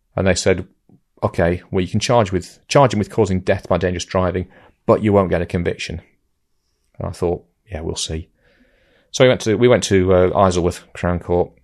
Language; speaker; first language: English; native; English